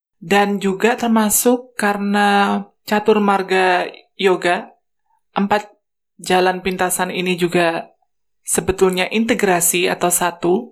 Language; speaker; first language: Indonesian; native; Indonesian